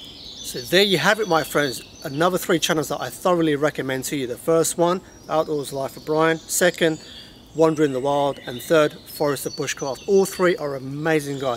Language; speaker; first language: English; native; English